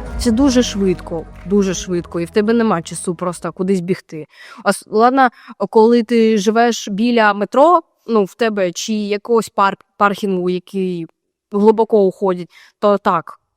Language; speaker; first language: Ukrainian; native; Ukrainian